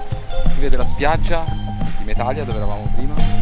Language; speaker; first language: Italian; native; Italian